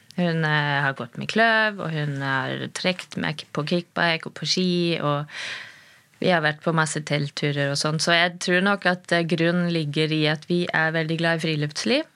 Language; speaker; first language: Norwegian; non-native, fluent; German